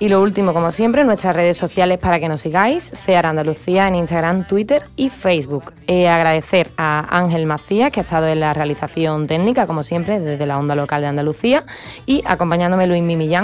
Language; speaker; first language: Spanish; native; Spanish